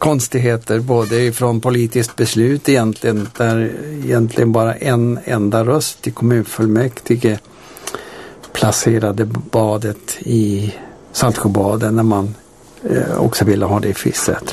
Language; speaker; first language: Swedish; native; Swedish